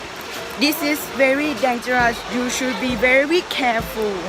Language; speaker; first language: English; non-native, learner; Thai